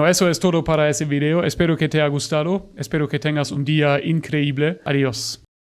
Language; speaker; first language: Spanish; non-native, fluent; German